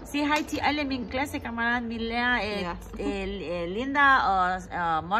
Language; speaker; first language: Danish; non-native, learner; Spanish